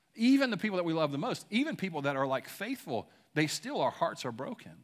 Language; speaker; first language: English; native; English